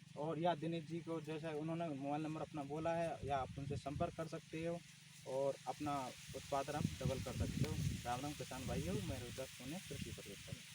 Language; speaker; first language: Hindi; native; Hindi